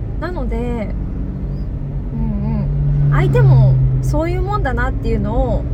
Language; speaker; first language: Japanese; native; Japanese